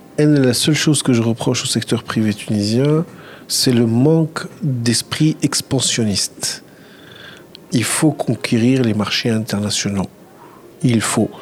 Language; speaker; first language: French; non-native, local second language; Arabic